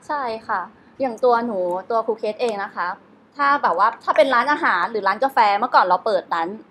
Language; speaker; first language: Thai; native; Thai